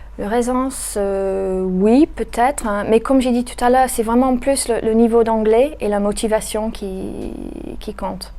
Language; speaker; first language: French; native; French